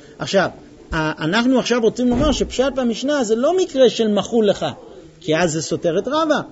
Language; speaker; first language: Hebrew; non-native, fluent; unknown